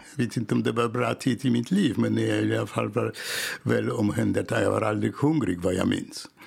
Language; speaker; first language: Swedish; non-native, fluent; Polish